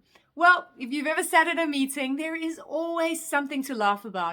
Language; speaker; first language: English; native; English